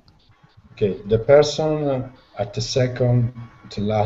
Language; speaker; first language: English; non-native, learner; Italian